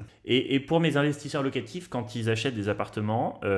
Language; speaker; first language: French; native; French